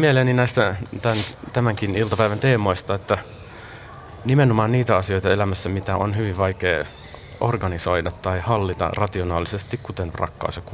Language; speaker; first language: Finnish; native; Finnish